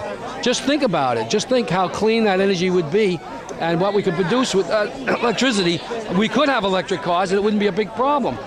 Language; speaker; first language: English; native; English